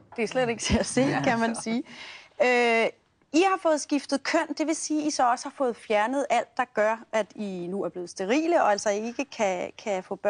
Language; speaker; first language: Danish; native; Danish